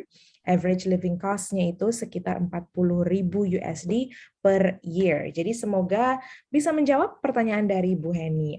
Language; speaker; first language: Indonesian; native; Indonesian